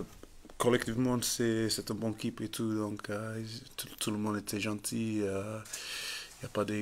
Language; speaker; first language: French; non-native, fluent; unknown